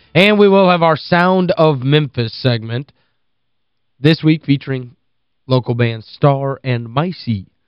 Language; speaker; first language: English; native; English